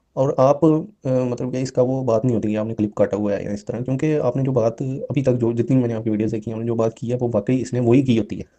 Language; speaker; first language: Urdu; non-native, local second language; Punjabi